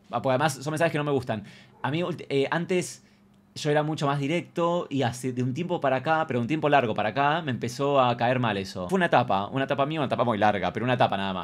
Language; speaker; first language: Spanish; native; Spanish